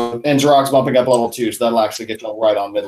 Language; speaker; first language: English; native; English